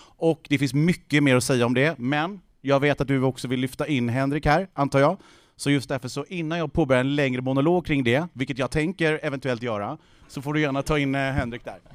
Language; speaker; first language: Swedish; native; Swedish